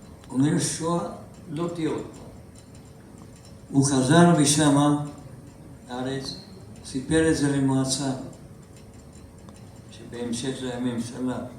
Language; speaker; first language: Hebrew; non-native, fluent; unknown